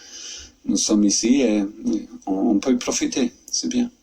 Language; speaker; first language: French; non-native, fluent; German